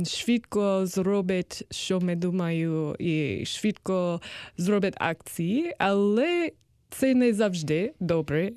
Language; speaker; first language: Ukrainian; non-native, learner; English